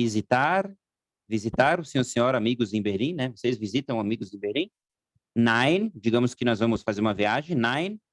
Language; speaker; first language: Portuguese; non-native, fluent; German